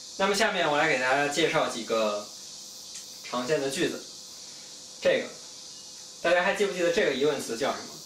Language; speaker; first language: Chinese; native; Chinese